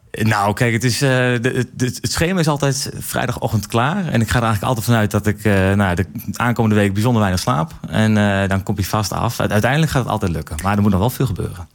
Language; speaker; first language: Dutch; native; Dutch